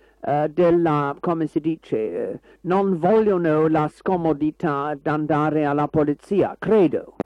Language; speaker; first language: Italian; non-native, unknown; English